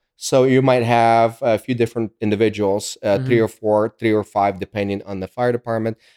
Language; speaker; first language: English; early bilingual, other home language; Ukrainian